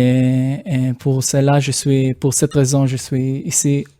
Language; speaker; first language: French; non-native, fluent; Hebrew